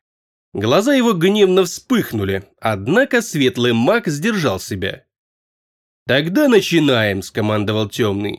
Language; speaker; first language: Russian; native; Russian